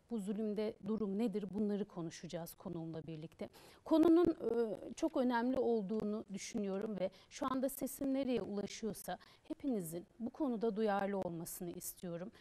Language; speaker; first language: Turkish; native; Turkish